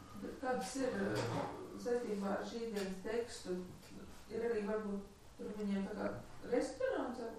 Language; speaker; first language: Latvian; non-native, local second language; Russian